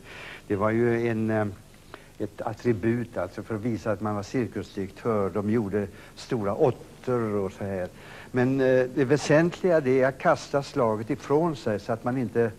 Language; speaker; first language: Swedish; native; Swedish